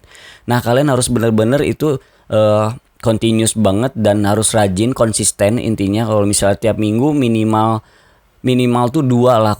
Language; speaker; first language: Indonesian; native; Indonesian